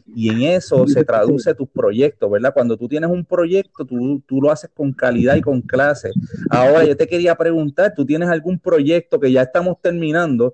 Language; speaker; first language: Spanish; native; Spanish